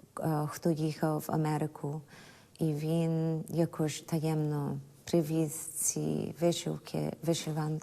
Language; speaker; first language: Ukrainian; early bilingual, heritage; Ukrainian